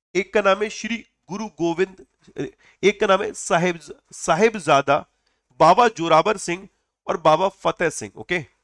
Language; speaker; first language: Hindi; native; Hindi